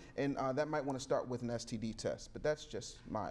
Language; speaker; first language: English; native; English